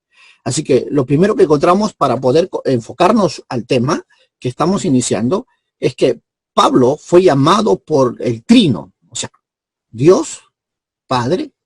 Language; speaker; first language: Spanish; native; Spanish